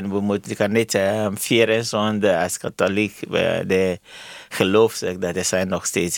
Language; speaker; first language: Dutch; non-native, learner; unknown